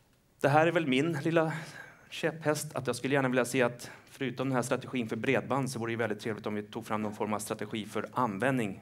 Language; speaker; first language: Swedish; native; Swedish